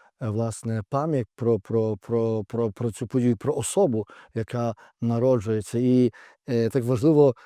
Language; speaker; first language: Ukrainian; native; Ukrainian